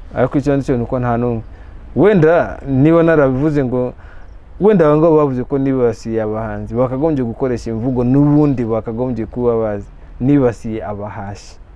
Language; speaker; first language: Kinyarwanda; early bilingual, heritage; Kinyarwanda